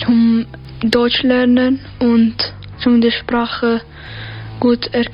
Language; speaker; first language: German; early bilingual, other home language; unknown